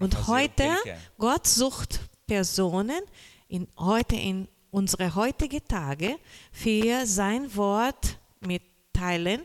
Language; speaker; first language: German; non-native, learner; Portuguese